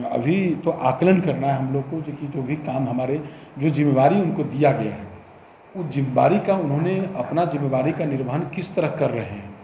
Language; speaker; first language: Hindi; native; Hindi